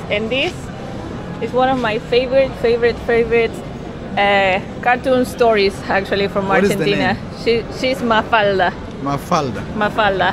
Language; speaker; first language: English; non-native, fluent; Spanish